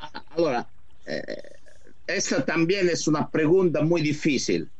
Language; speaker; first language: Spanish; non-native, fluent; Italian